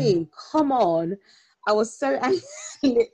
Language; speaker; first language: English; non-native, local second language; Yoruba